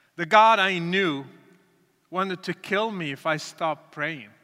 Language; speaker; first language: English; non-native, fluent; Arabic